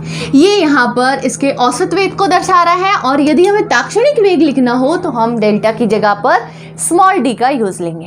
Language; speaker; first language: Hindi; native; Hindi